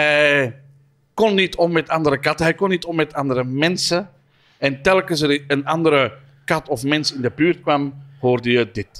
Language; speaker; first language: Dutch; native; Dutch